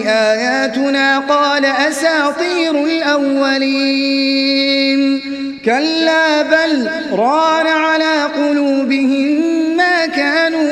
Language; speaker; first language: Arabic; native; Arabic